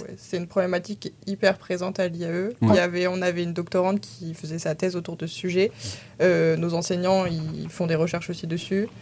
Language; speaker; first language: French; native; French